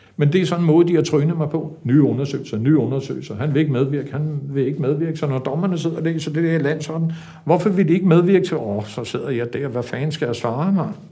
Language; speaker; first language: Danish; non-native, fluent; Macedonian